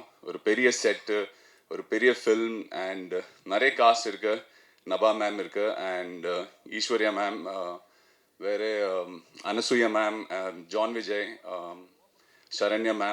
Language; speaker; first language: Tamil; non-native, fluent; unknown